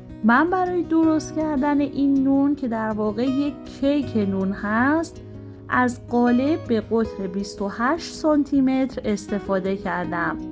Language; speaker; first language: Persian; native; Persian